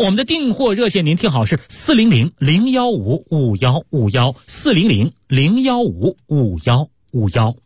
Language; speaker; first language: Chinese; native; Chinese